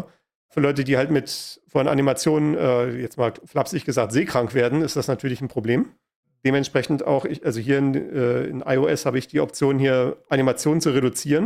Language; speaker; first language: German; native; German